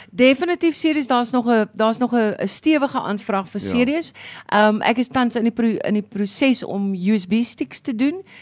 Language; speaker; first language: Afrikaans; native; Afrikaans